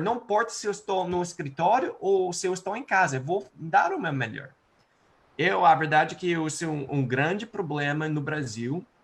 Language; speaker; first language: Portuguese; non-native, fluent; English